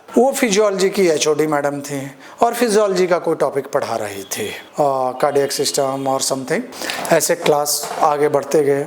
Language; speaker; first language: Hindi; native; Hindi